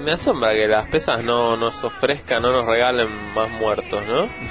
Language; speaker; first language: Spanish; native; Spanish